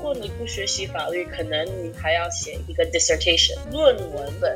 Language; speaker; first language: Chinese; non-native, fluent; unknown